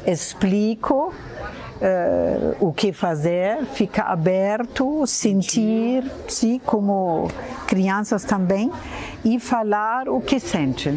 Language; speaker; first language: Portuguese; non-native, fluent; German